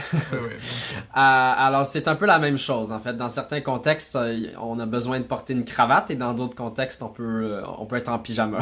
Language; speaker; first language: French; native; French